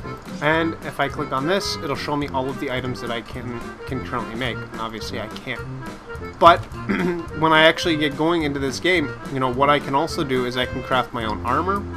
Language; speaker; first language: English; native; English